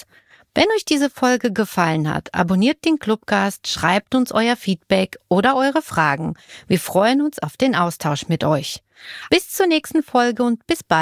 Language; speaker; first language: German; native; German